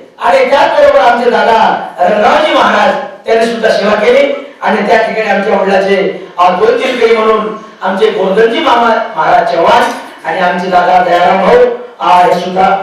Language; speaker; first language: Marathi; non-native, local second language; Lambadi